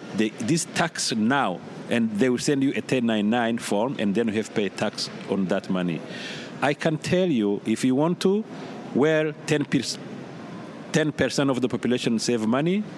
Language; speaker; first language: English; non-native, fluent; Rundi